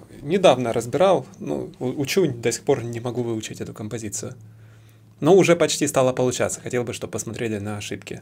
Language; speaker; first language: Russian; native; Russian